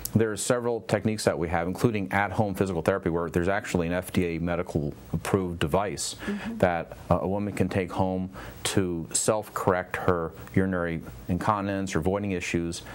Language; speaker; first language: English; native; English